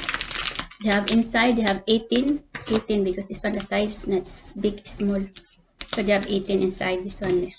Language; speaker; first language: English; non-native, learner; Cebuano